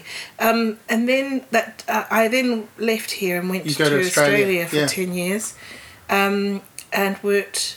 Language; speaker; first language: English; native; English